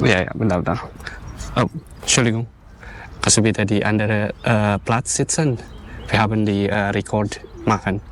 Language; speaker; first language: German; non-native, learner; Indonesian